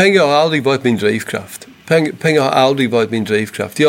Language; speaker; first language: Swedish; non-native, fluent; English